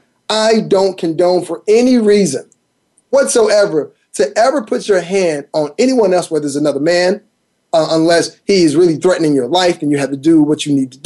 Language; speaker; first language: English; native; English